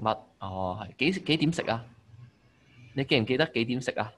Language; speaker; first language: Cantonese; native; Cantonese